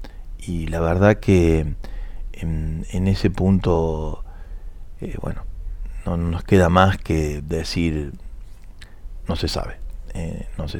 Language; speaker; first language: Spanish; native; Spanish